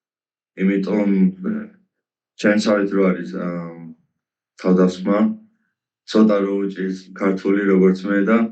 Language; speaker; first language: Georgian; early bilingual, heritage; Georgian